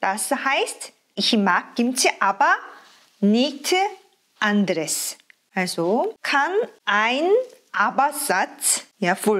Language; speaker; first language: German; non-native, fluent; Korean